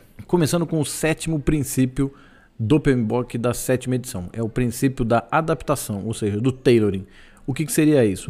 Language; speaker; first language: Portuguese; native; Portuguese